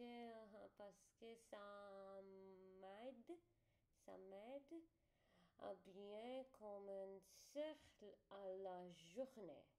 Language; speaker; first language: French; non-native, learner; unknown